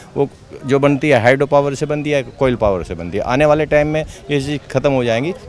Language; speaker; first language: Hindi; native; Hindi